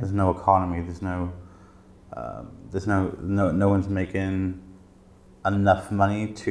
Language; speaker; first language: English; native; English